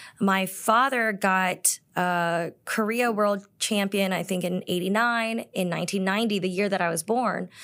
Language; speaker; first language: English; early bilingual, other home language; Korean